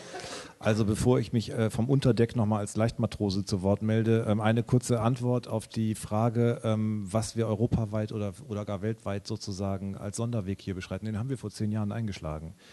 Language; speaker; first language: German; native; German